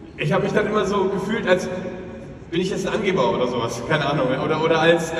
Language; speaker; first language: German; native; German